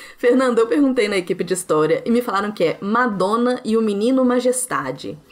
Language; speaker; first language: Portuguese; native; Portuguese